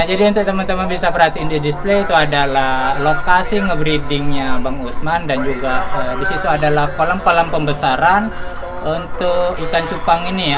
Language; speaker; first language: Indonesian; native; Indonesian